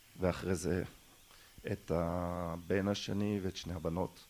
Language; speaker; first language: Hebrew; non-native, local second language; German